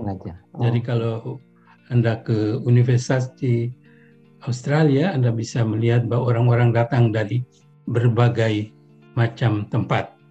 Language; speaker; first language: Indonesian; non-native, local second language; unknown